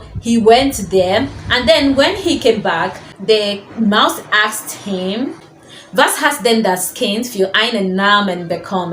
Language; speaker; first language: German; non-native, fluent; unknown